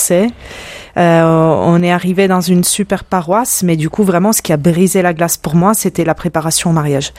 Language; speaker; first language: French; non-native, fluent; Italian